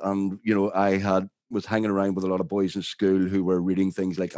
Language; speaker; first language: English; native; English